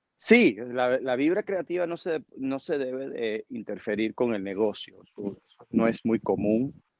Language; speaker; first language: Spanish; early bilingual, heritage; Spanish